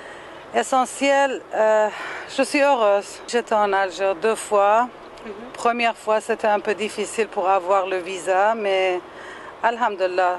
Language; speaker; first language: French; non-native, learner; Persian